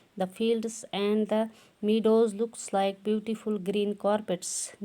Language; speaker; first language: English; non-native, local second language; Kashmiri